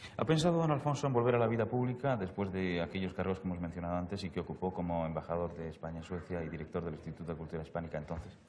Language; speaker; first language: Spanish; native; Spanish